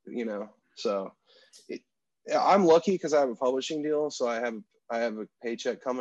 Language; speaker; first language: English; native; English